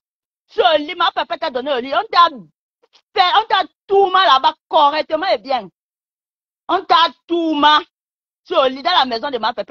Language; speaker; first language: French; non-native, local second language; Lingala